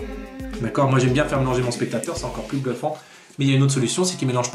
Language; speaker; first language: French; native; French